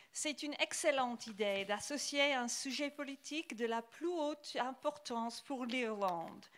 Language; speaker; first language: French; non-native, fluent; English